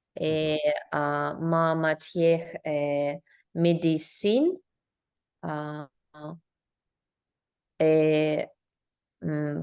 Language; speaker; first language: French; non-native, learner; English